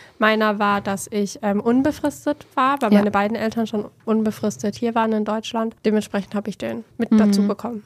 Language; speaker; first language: German; early bilingual, other home language; Portuguese